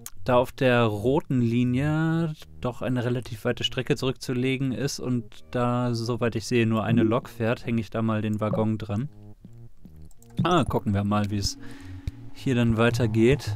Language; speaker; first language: German; native; German